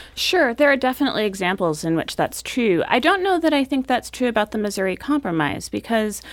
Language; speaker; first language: English; native; English